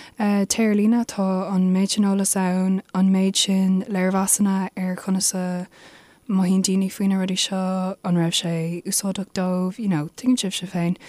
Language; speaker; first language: Irish; non-native, local second language; English